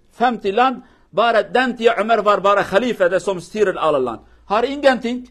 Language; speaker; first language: Norwegian; non-native, learner; Kurdish